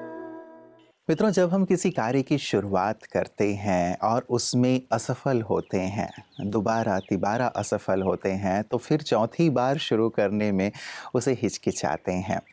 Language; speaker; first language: Hindi; native; Hindi